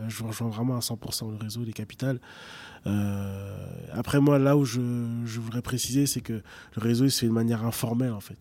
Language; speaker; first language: French; early bilingual, other home language; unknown